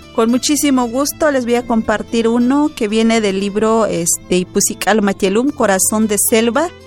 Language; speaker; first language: Spanish; non-native, local second language; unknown